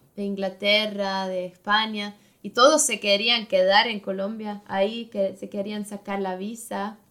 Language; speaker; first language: Spanish; non-native, fluent; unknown